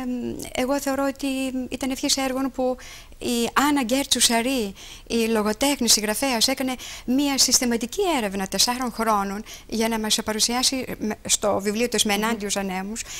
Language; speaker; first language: Greek; native; Greek